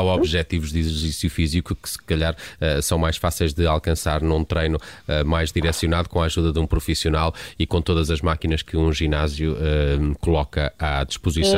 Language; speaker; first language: Portuguese; native; Portuguese